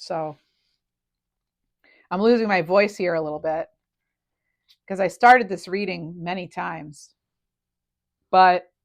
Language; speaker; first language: English; native; English